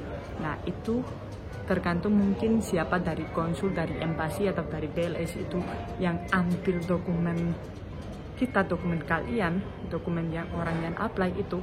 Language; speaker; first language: Indonesian; non-native, fluent; Spanish